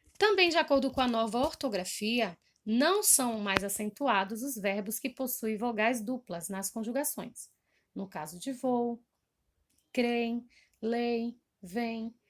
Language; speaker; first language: Portuguese; native; Portuguese